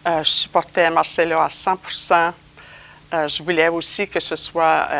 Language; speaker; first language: French; native; French